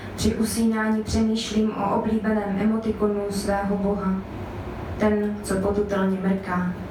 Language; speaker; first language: Czech; native; Czech